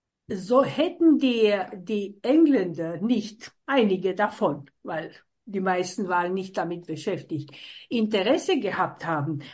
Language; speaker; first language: German; non-native, fluent; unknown